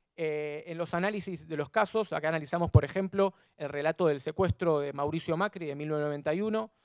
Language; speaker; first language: Spanish; native; Spanish